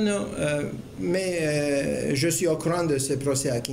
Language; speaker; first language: French; non-native, fluent; Turkish